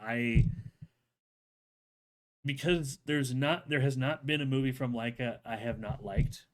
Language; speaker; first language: English; native; English